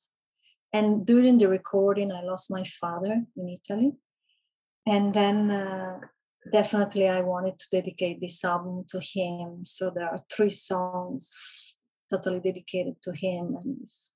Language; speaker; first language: English; non-native, fluent; Italian